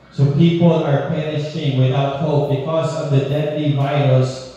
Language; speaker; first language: English; non-native, local second language; Filipino